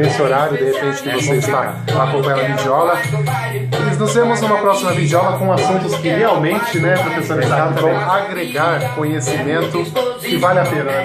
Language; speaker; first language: Portuguese; native; Portuguese